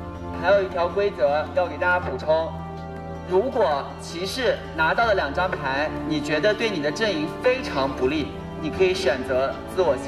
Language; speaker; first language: Chinese; native; Chinese